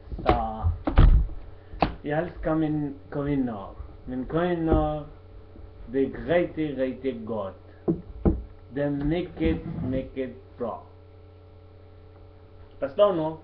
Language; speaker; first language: Swedish; non-native, learner; Persian